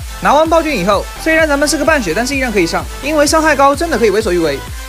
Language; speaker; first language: Chinese; native; Chinese